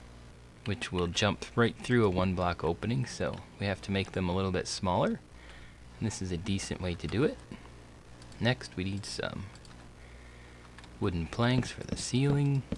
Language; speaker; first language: English; native; English